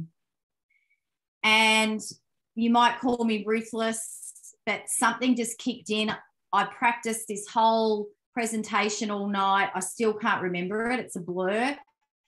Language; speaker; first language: English; native; English